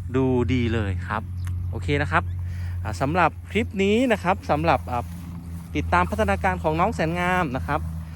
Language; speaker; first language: Thai; native; Thai